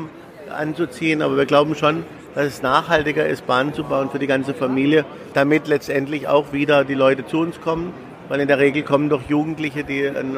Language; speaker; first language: German; native; German